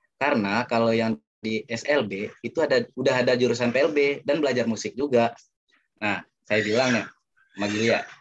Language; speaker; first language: Indonesian; non-native, local second language; Minangkabau